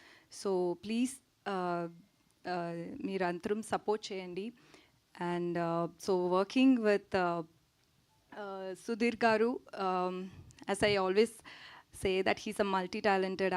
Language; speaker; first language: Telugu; non-native, learner; Tamil